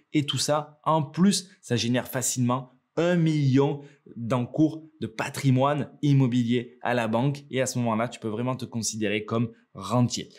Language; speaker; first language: French; native; French